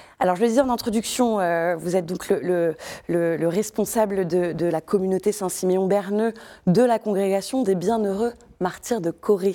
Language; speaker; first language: French; native; French